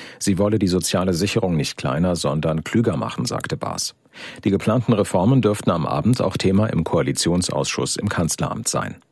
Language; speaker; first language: German; native; German